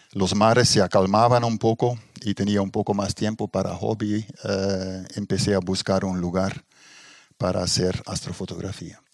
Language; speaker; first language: Spanish; non-native, fluent; Dutch